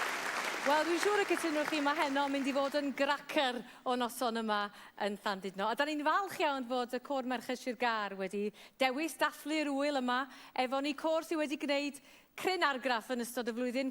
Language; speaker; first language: Welsh; native; Welsh